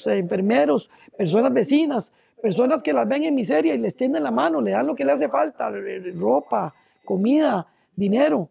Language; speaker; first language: Spanish; native; Spanish